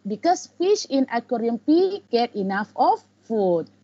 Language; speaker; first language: English; non-native, local second language; Malay